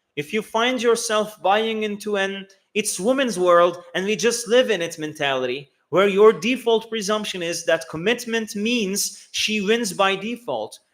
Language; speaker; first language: English; non-native, fluent; Turkish